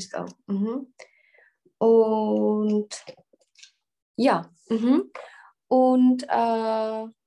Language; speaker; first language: German; non-native, learner; Czech